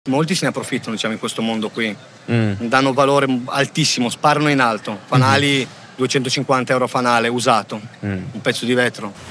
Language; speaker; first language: Italian; non-native, fluent; Romanian